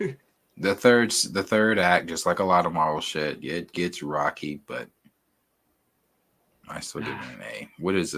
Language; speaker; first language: English; native; English